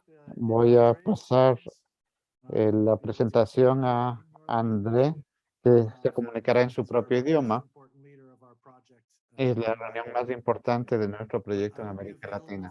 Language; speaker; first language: Spanish; non-native, fluent; English